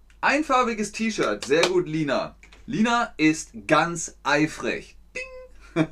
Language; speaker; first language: German; native; German